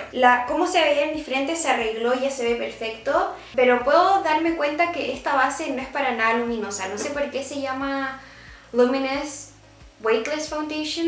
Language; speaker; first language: Spanish; native; Spanish